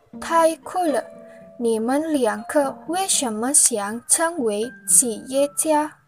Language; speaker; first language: Chinese; non-native, learner; Indonesian